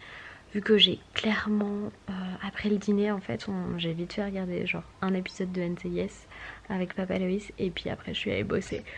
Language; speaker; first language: French; native; French